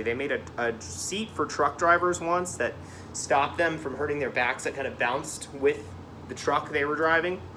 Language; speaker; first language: English; native; English